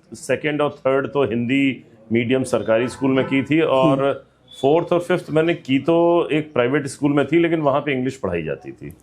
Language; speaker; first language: Hindi; native; Hindi